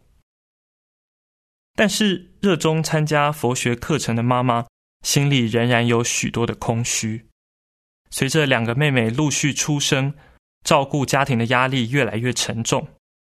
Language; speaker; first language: Chinese; native; Chinese